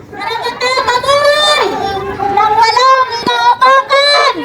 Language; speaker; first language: Filipino; native; Filipino